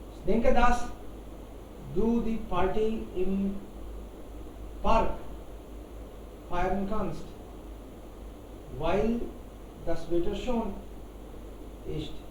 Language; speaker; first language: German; non-native, fluent; Hindi